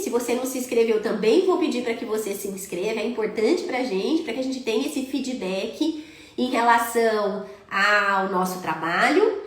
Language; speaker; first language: Portuguese; native; Portuguese